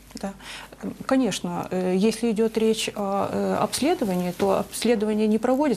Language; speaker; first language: Russian; native; Russian